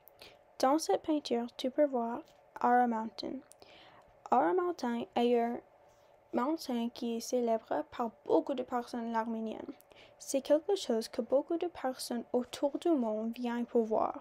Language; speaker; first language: French; non-native, learner; English